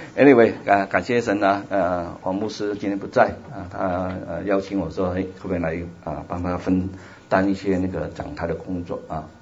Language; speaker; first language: Chinese; non-native, local second language; Cantonese